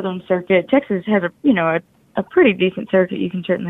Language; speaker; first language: English; native; English